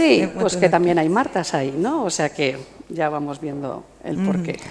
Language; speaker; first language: Spanish; native; Spanish